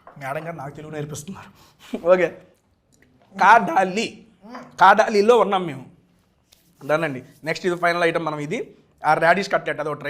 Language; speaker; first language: Telugu; native; Telugu